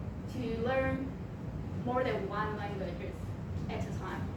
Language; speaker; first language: English; non-native, local second language; Chinese